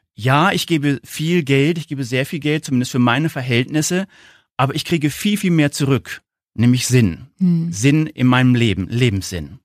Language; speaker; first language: German; native; German